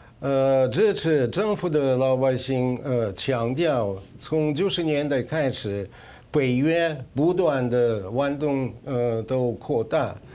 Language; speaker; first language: Chinese; non-native, fluent; Russian